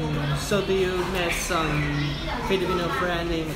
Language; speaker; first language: English; non-native, fluent; Cantonese